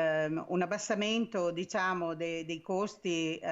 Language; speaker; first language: Italian; native; Italian